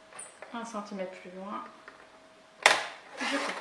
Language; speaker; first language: French; native; French